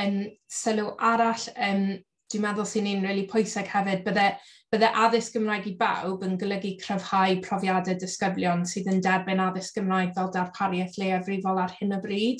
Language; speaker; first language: Welsh; native; Welsh